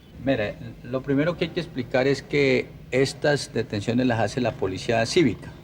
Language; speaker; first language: Spanish; native; Spanish